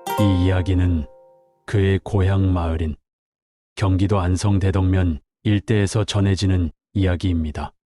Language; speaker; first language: Korean; native; Korean